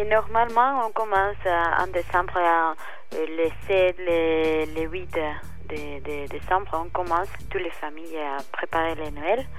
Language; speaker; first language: French; non-native, fluent; Spanish